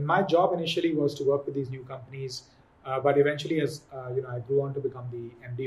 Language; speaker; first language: English; non-native, local second language; Hindi